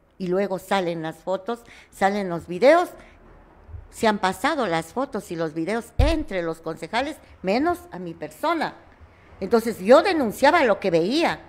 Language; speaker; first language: Spanish; native; Spanish